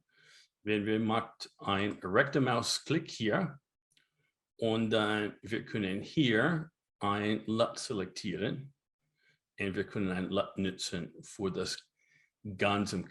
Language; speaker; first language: German; non-native, learner; English